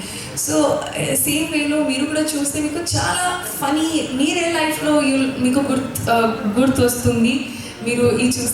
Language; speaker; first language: Telugu; non-native, local second language; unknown